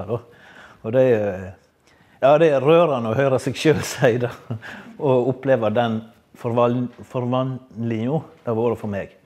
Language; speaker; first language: Norwegian; native; Norwegian